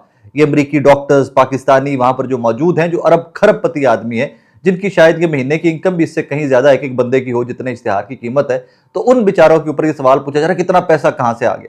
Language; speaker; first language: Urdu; non-native, local second language; Punjabi